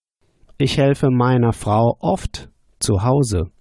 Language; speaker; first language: German; non-native, fluent; English